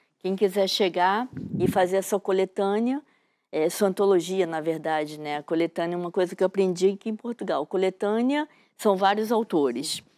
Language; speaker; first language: Portuguese; native; Portuguese